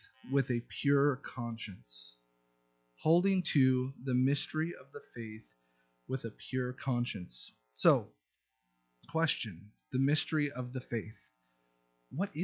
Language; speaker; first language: English; native; English